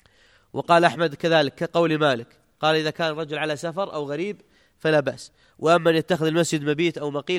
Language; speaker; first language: Arabic; native; Arabic